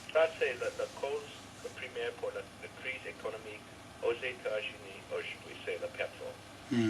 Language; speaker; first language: French; non-native, fluent; English